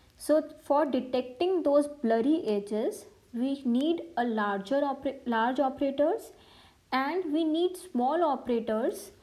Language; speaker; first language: English; non-native, local second language; Hindi